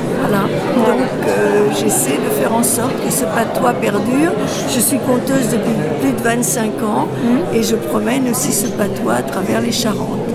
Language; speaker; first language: French; native; French